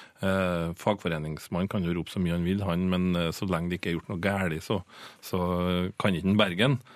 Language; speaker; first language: Norwegian; native; Norwegian